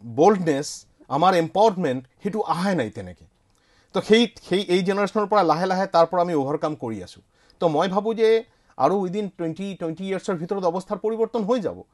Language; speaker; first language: Assamese; non-native, local second language; Bangla